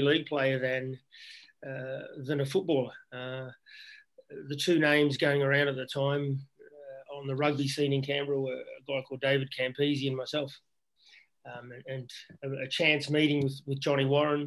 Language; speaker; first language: English; native; English